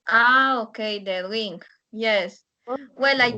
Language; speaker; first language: English; non-native, learner; Spanish